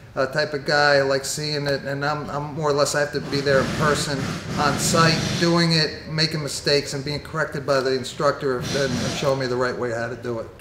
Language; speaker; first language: English; native; English